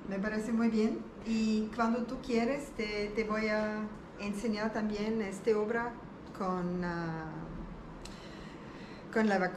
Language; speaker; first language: Spanish; non-native, learner; German